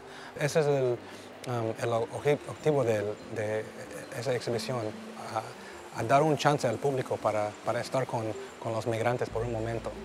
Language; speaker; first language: Spanish; early bilingual, heritage; English